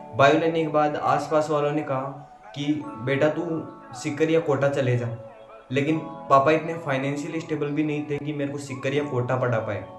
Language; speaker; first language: Hindi; native; Hindi